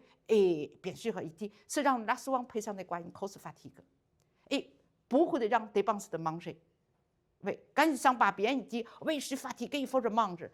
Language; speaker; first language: French; non-native, learner; Chinese